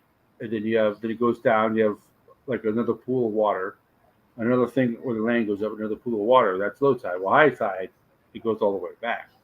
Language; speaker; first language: English; native; English